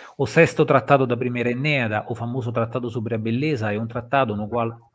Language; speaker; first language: Portuguese; non-native, fluent; Italian